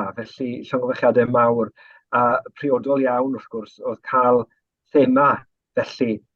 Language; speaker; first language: Welsh; native; Welsh